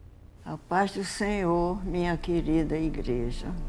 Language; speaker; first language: Portuguese; early bilingual, heritage; Portuguese